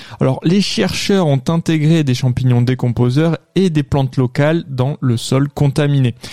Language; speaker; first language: French; native; French